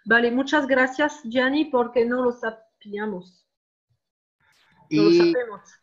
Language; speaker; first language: Spanish; non-native, learner; French